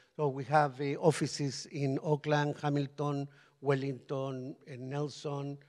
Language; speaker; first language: English; non-native, fluent; Spanish